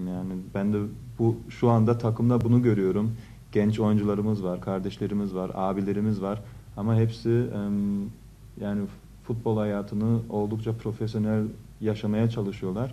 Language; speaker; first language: Turkish; early bilingual, heritage; Turkish